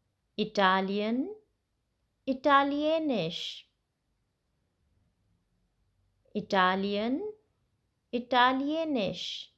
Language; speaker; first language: German; non-native, fluent; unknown